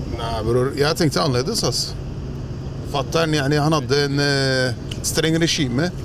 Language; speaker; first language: Norwegian; early bilingual, other home language; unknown